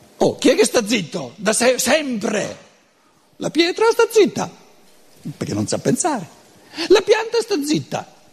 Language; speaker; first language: Italian; non-native, local second language; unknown